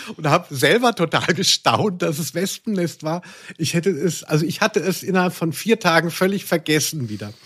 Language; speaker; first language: German; native; German